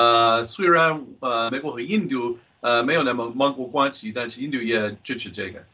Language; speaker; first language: Chinese; non-native, fluent; English